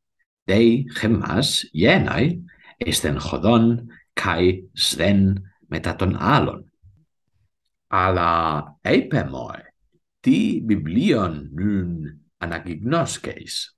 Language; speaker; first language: Greek; non-native, learner; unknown